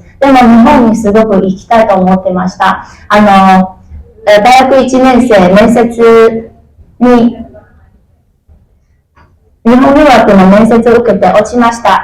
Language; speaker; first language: Japanese; non-native, fluent; Chinese